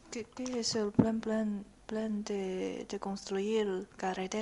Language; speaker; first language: Spanish; non-native, fluent; Chinese